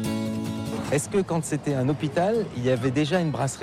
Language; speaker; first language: French; native; French